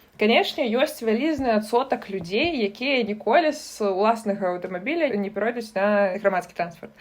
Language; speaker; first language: Belarusian; non-native, local second language; Russian